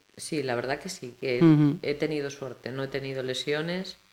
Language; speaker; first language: Spanish; native; Spanish